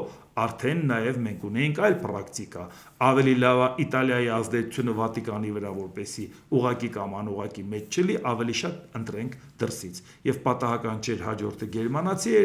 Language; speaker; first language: Armenian; native; Armenian